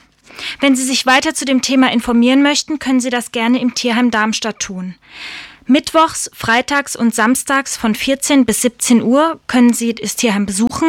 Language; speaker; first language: German; native; German